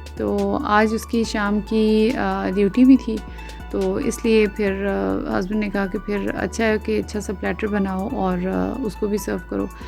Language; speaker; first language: Urdu; native; Urdu